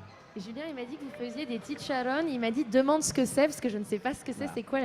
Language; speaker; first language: French; native; French